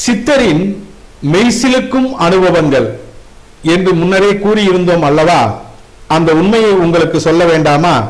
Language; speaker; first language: Tamil; native; Tamil